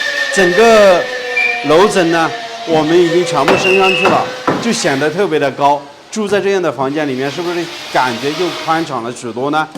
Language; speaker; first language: Chinese; native; Chinese